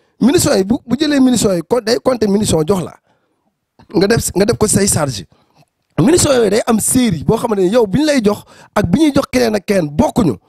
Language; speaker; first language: Wolof; native; Wolof